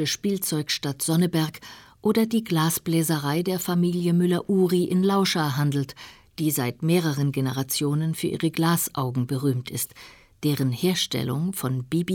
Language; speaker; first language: German; native; German